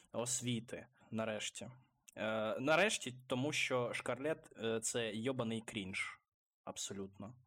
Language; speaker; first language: Ukrainian; non-native, local second language; Russian